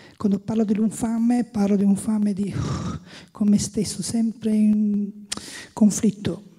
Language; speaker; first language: Italian; non-native, fluent; Albanian